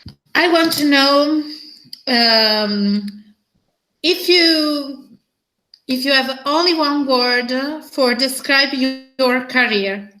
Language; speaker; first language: English; non-native, learner; Italian